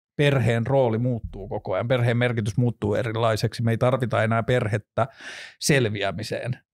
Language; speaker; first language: Finnish; native; Finnish